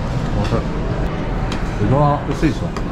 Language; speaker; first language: Japanese; native; Japanese